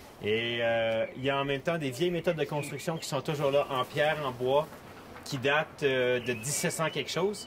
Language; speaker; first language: French; native; French